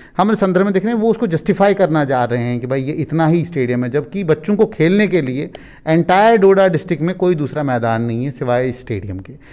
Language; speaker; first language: Hindi; non-native, local second language; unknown